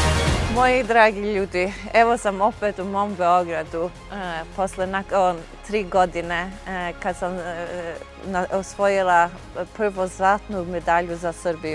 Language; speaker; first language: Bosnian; early bilingual, heritage; Serbian